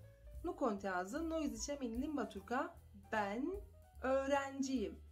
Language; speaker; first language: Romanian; non-native, fluent; Turkish